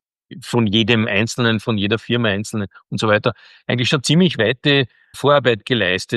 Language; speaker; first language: German; native; German